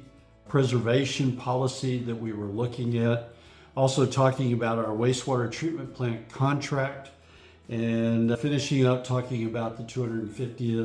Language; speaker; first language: English; native; English